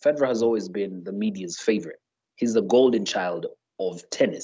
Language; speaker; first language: English; non-native, local second language; Ganda